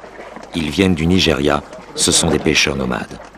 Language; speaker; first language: French; native; French